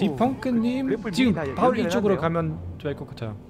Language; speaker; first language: Korean; non-native, learner; German